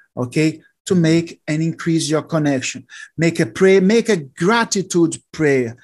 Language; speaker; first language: English; non-native, learner; Portuguese